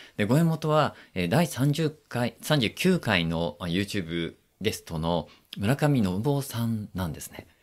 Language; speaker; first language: Japanese; native; Japanese